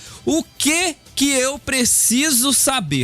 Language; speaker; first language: Portuguese; native; Portuguese